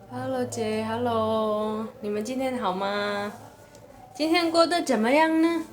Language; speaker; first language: Chinese; non-native, fluent; Indonesian